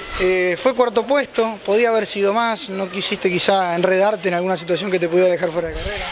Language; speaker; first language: Spanish; native; Spanish